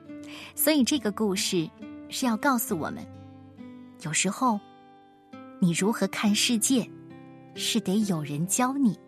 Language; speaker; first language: Chinese; native; Chinese